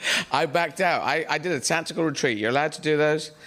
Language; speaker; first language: English; native; English